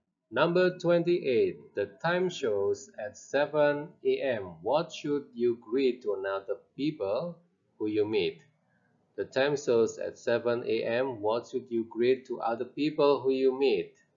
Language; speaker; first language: English; non-native, fluent; Indonesian